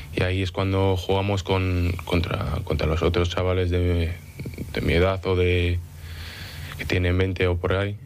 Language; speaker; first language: Spanish; early bilingual, other home language; English